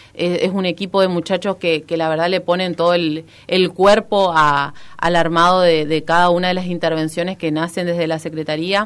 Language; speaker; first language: Spanish; native; Spanish